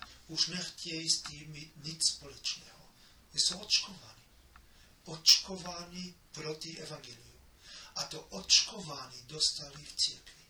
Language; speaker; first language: Czech; non-native, fluent; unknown